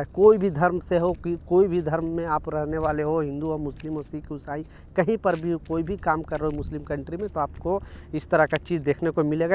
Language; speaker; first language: Hindi; native; Hindi